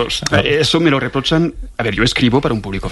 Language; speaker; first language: Spanish; non-native, fluent; French